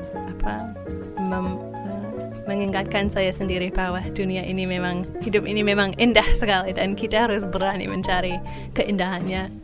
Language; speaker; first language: Indonesian; non-native, fluent; English